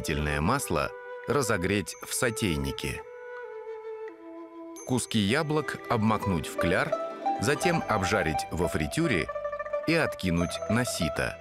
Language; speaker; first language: Russian; native; Russian